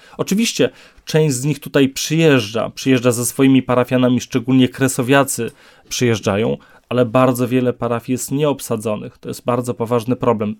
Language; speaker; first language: Polish; native; Polish